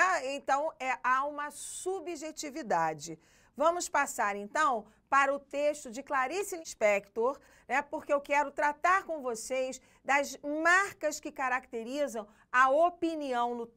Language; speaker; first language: Portuguese; native; Portuguese